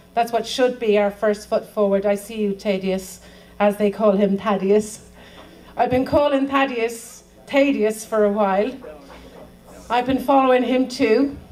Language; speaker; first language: English; native; English